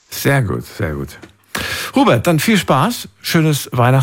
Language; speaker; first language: German; native; German